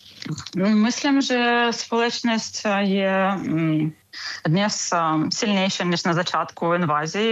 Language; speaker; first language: Czech; non-native, learner; Ukrainian